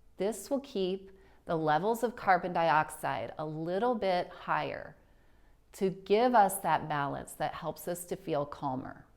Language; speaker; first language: English; native; English